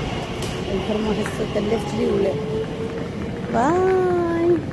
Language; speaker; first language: Arabic; native; Arabic